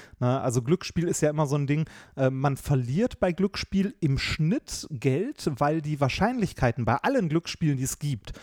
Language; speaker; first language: German; native; German